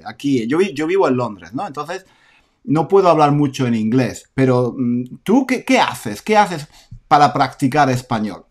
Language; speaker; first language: Spanish; native; Spanish